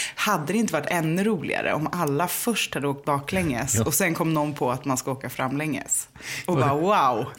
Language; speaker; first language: Swedish; native; Swedish